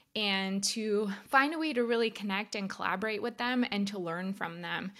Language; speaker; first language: English; native; English